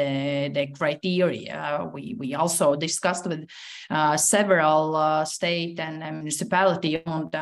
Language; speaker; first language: English; non-native, fluent; Latvian